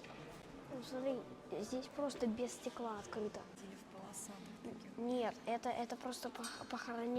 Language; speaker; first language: Russian; early bilingual, other home language; English